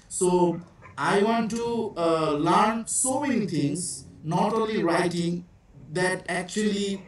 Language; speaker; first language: English; non-native, learner; Bangla